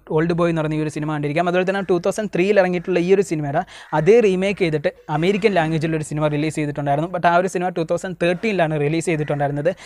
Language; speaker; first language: Malayalam; native; Malayalam